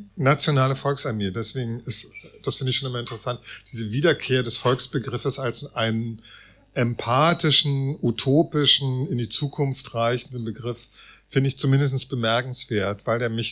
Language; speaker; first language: German; native; German